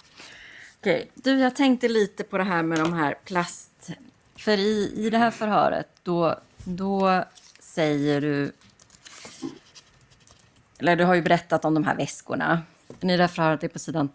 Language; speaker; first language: Swedish; native; Swedish